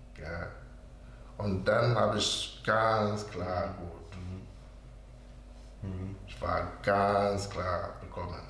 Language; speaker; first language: German; non-native, learner; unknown